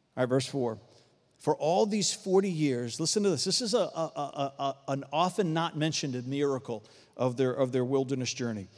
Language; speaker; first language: English; native; English